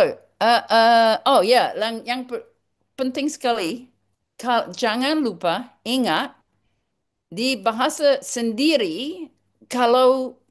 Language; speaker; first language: Indonesian; non-native, learner; English